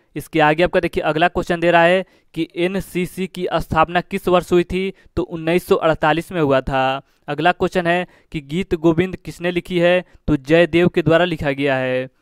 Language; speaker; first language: Hindi; native; Hindi